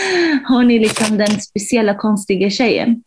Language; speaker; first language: Swedish; non-native, fluent; Arabic